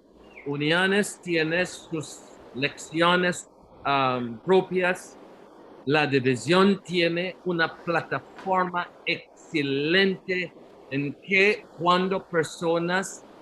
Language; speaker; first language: Spanish; non-native, learner; English